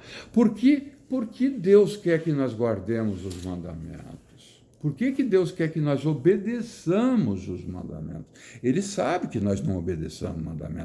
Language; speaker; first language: Portuguese; native; Portuguese